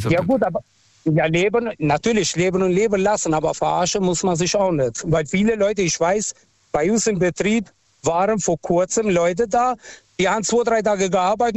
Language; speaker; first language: German; non-native, local second language; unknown